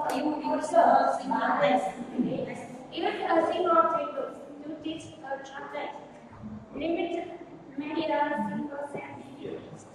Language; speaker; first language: English; non-native, learner; Vietnamese